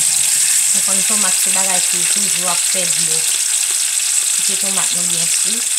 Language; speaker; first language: French; non-native, learner; Haitian Creole